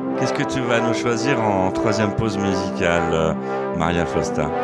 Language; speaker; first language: French; native; French